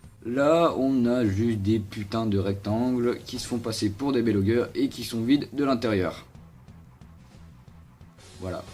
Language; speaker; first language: French; native; French